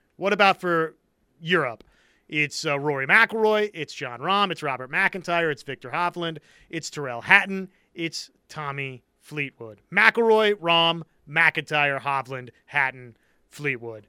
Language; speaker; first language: English; native; English